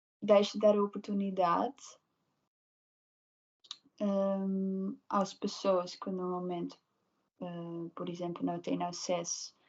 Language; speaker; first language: Portuguese; non-native, learner; Dutch